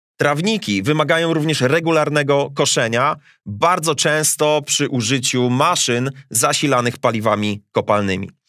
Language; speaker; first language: Polish; native; Polish